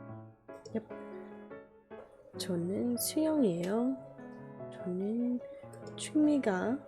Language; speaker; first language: Korean; non-native, learner; English